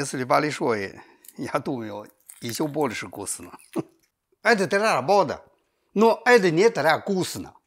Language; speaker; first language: Russian; non-native, learner; Chinese